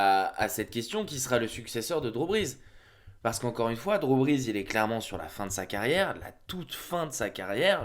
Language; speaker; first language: French; native; French